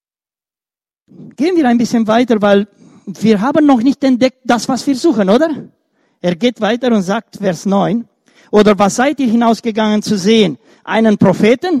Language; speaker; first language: German; non-native, fluent; Romanian